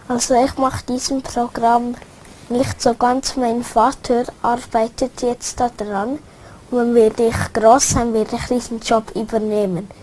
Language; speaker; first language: German; early bilingual, other home language; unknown